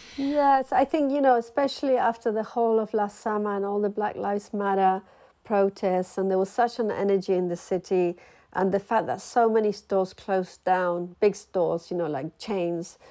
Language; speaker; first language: English; early bilingual, other home language; Spanish